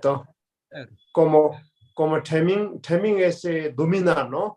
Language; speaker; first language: Spanish; non-native, learner; Tibetan